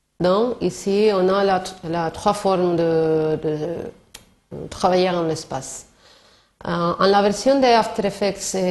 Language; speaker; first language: French; non-native, learner; Spanish